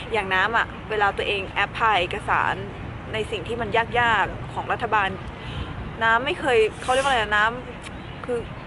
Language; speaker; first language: Thai; native; Thai